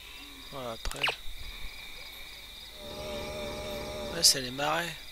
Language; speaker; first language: French; native; French